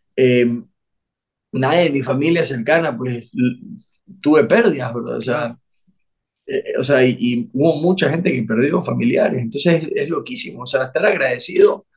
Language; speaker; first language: Spanish; native; Spanish